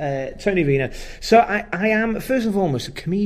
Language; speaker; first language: English; native; English